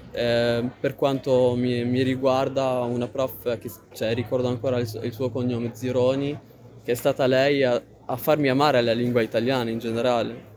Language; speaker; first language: Italian; early bilingual, other home language; Arabic